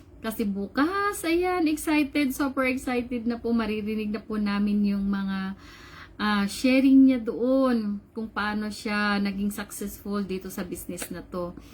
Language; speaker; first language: Filipino; non-native, local second language; Cebuano